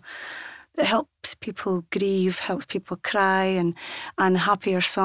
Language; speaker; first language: English; non-native, local second language; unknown